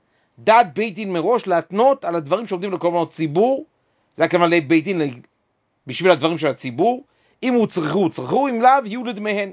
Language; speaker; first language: Hebrew; native; Hebrew